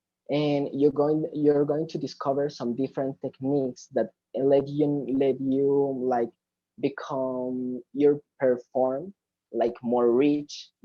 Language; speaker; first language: English; non-native, fluent; Spanish